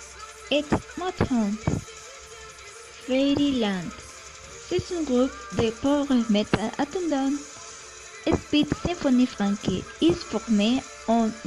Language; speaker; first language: French; non-native, learner; Spanish